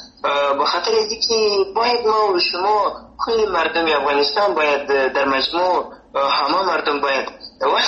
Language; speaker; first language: Persian; native; Persian